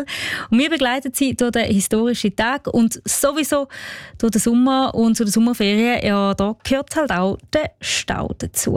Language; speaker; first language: German; native; German